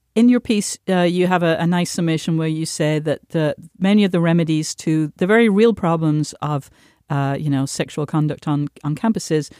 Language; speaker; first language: English; native; English